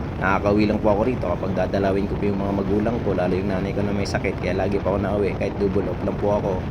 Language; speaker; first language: Filipino; non-native, local second language; Bikol